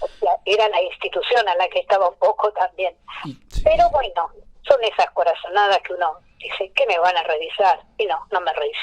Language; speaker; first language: Spanish; native; Spanish